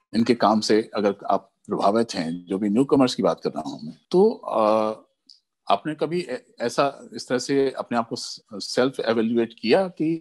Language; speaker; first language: Hindi; early bilingual, other home language; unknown